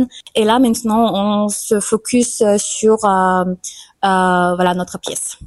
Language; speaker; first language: French; non-native, fluent; German